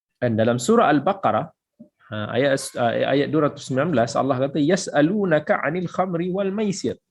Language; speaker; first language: Malay; native; Malay